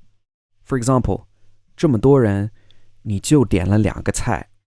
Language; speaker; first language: Chinese; non-native, fluent; English